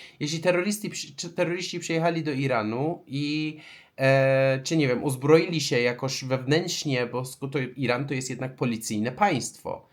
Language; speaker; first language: Polish; non-native, fluent; Persian